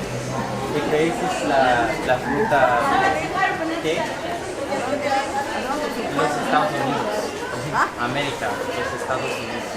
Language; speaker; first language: Spanish; non-native, learner; English